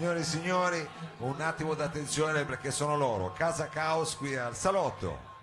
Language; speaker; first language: Italian; native; Italian